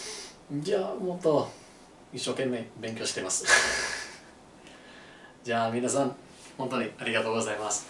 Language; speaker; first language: Japanese; non-native, learner; English